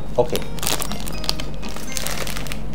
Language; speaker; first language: Japanese; non-native, learner; Thai